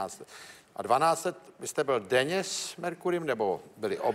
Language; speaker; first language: Czech; native; Czech